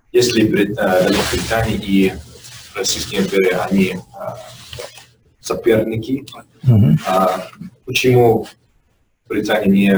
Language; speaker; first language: Russian; non-native, fluent; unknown